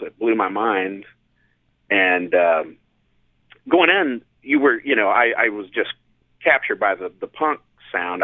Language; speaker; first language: English; native; English